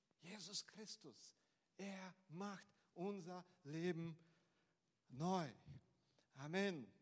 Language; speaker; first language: German; non-native, fluent; Portuguese